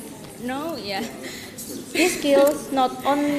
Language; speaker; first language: English; non-native, learner; Indonesian